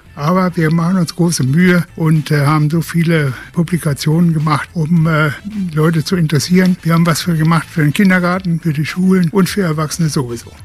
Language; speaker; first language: German; native; German